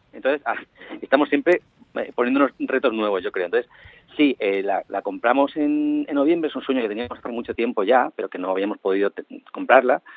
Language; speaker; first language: Spanish; native; Spanish